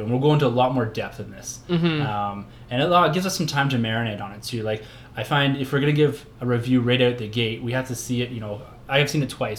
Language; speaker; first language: English; native; English